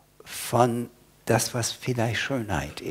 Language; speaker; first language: German; non-native, fluent; English